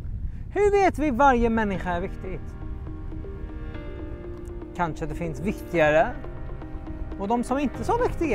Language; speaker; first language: Swedish; non-native, learner; English